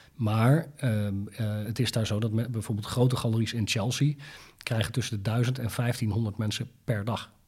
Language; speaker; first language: Dutch; native; Dutch